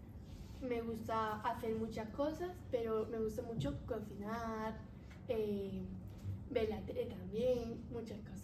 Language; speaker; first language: Spanish; native; Spanish